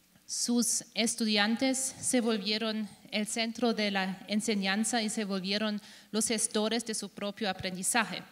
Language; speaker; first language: Spanish; non-native, fluent; German